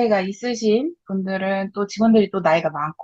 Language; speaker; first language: Korean; native; Korean